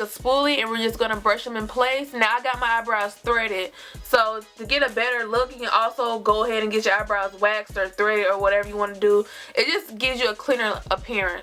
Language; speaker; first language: English; native; English